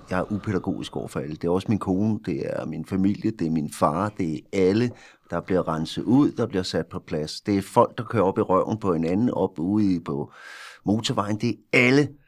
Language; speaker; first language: Danish; native; Danish